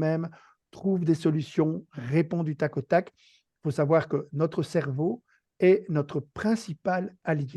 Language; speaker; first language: French; native; French